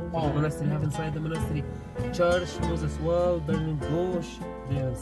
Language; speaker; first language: English; non-native, learner; Arabic